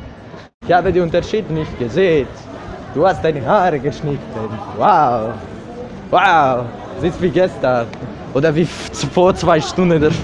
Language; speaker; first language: German; non-native, learner; Italian